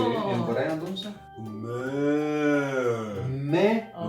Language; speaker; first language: Spanish; non-native, fluent; Korean